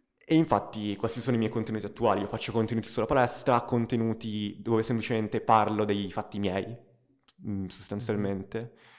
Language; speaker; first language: Italian; early bilingual, other home language; Russian